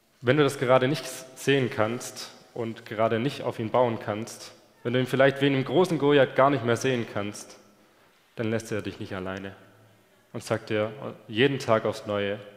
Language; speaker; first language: German; native; German